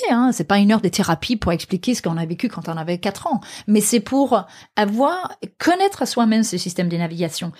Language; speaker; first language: French; non-native, fluent; Danish